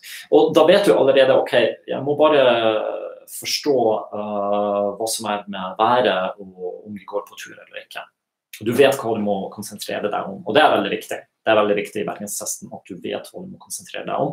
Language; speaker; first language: Norwegian; non-native, fluent; German